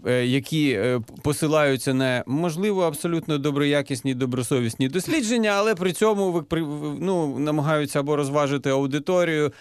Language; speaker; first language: Ukrainian; native; Ukrainian